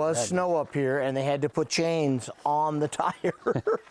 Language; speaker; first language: English; native; English